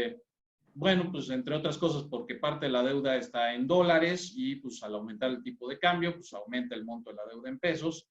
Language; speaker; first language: Spanish; native; Spanish